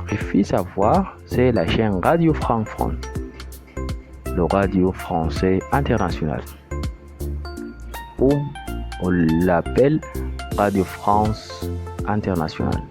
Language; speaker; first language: French; non-native, fluent; Arabic